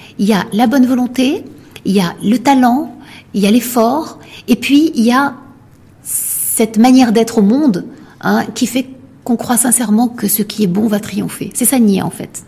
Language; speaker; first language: French; non-native, local second language; Arabic